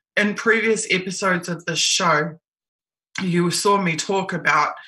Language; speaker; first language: English; native; English